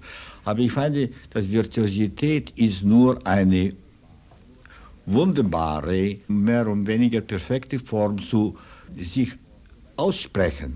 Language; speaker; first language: German; non-native, fluent; Russian